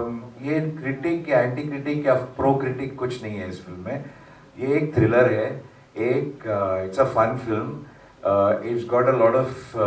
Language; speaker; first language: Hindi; non-native, local second language; Tamil